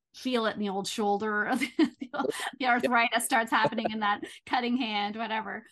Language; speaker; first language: English; native; English